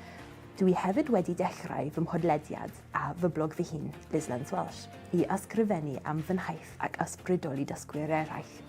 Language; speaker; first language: Welsh; non-native, learner; English